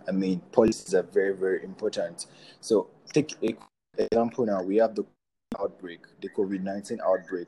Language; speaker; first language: English; non-native, local second language; Yoruba